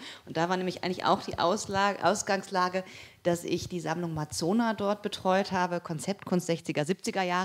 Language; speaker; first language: German; native; German